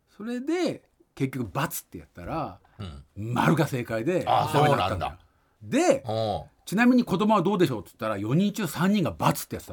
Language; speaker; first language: Japanese; native; Japanese